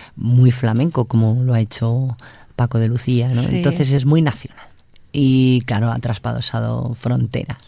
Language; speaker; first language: Spanish; native; Spanish